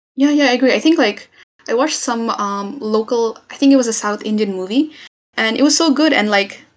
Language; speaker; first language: English; non-native, local second language; Nepali